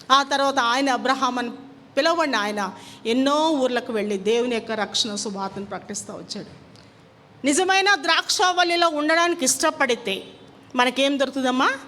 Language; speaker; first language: Telugu; non-native, local second language; Kannada